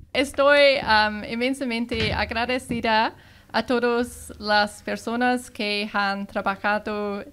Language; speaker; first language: Spanish; non-native, learner; English